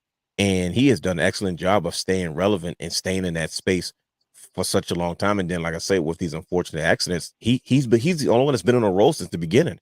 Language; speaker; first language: English; native; English